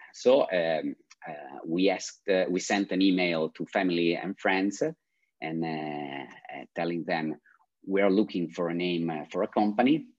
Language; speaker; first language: English; non-native, fluent; Italian